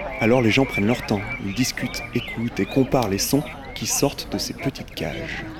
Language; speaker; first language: French; native; French